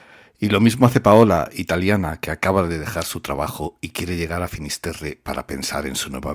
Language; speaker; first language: Spanish; native; Spanish